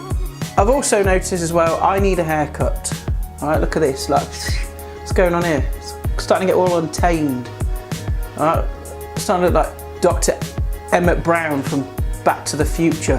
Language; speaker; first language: English; native; English